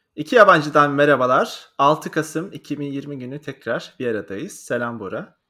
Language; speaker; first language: Turkish; native; Turkish